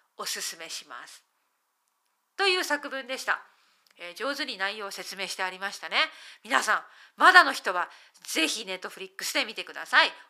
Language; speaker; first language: Japanese; native; Japanese